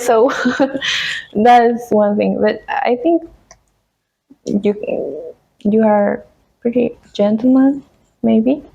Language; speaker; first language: English; non-native, fluent; Spanish